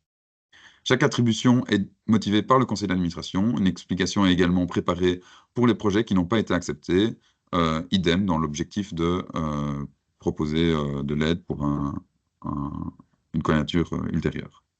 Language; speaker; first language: French; native; French